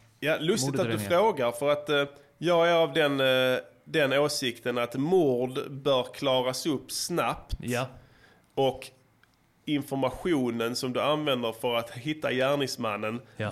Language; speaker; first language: Swedish; native; Swedish